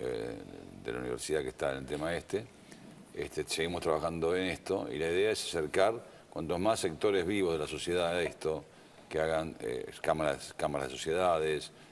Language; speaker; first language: Spanish; native; Spanish